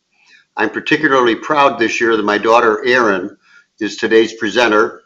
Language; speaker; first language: English; native; English